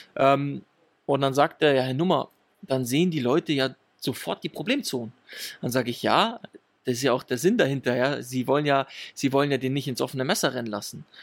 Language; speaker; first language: German; early bilingual, other home language; Italian